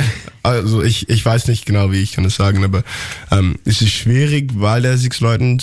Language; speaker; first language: German; non-native, learner; English